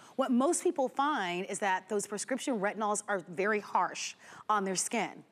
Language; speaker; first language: English; native; English